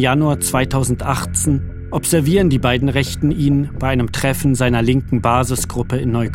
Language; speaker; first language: German; native; German